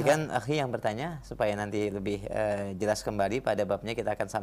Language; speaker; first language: Indonesian; native; Indonesian